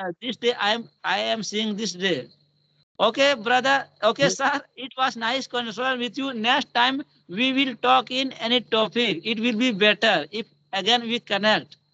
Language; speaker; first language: English; non-native, learner; Hindi